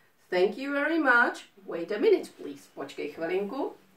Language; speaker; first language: English; non-native, fluent; Czech